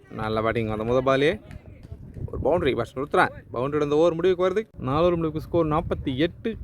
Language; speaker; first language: Tamil; native; Tamil